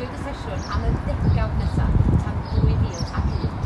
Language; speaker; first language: Welsh; native; Welsh